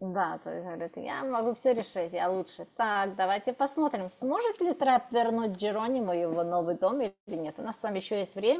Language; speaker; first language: Russian; native; Russian